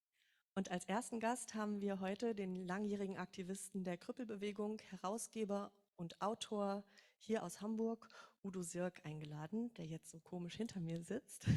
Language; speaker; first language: German; native; German